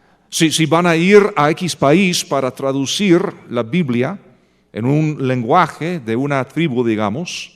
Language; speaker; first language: Spanish; non-native, fluent; English